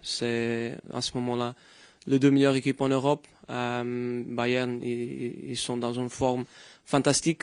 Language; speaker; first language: French; non-native, fluent; Portuguese